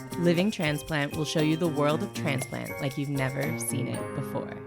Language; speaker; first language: English; native; English